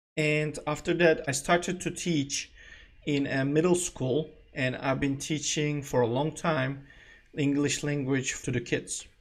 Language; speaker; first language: English; non-native, fluent; Turkish